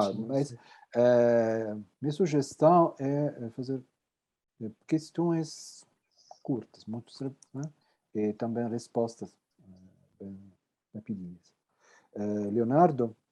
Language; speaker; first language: Portuguese; non-native, fluent; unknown